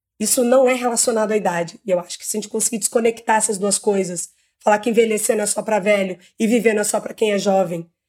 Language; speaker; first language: Portuguese; native; Portuguese